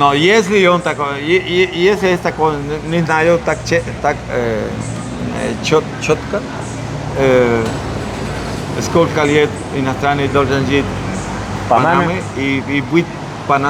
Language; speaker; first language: Russian; non-native, learner; Spanish